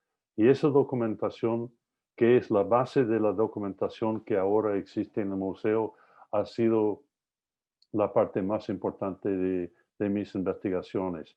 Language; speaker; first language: Spanish; non-native, fluent; English